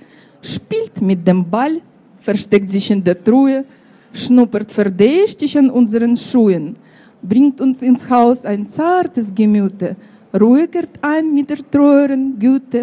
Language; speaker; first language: German; non-native, fluent; Russian